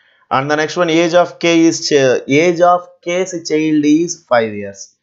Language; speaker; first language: English; non-native, local second language; Telugu